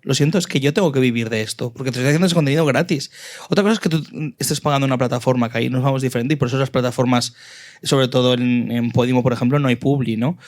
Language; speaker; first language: Spanish; native; Spanish